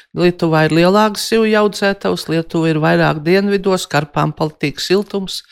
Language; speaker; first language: Latvian; native; Latvian